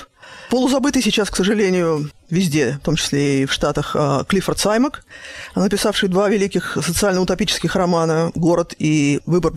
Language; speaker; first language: Russian; native; Russian